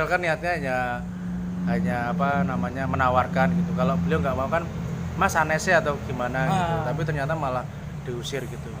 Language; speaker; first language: Indonesian; native; Indonesian